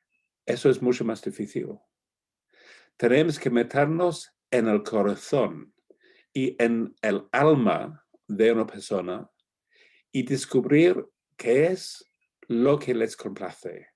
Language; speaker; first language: Spanish; non-native, fluent; English